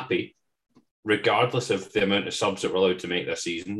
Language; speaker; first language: English; native; English